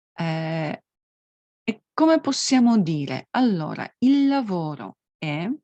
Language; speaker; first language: Italian; non-native, fluent; Polish